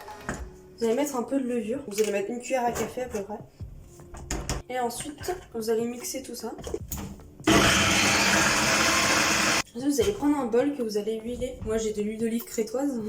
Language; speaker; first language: French; native; French